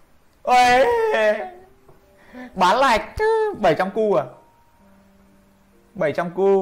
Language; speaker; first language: Vietnamese; native; Vietnamese